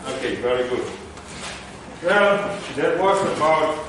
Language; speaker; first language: English; non-native, fluent; Indonesian